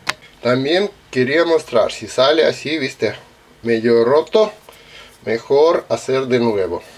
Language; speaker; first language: Spanish; non-native, learner; Russian